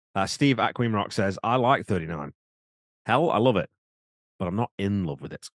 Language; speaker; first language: English; native; English